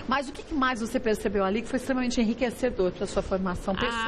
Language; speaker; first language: Portuguese; native; Portuguese